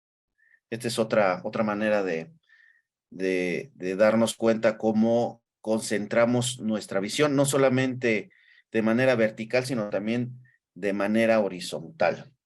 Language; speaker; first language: Spanish; native; Spanish